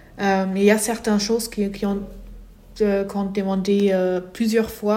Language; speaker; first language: French; non-native, fluent; German